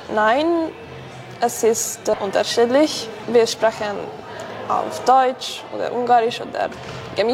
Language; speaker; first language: German; non-native, local second language; Hungarian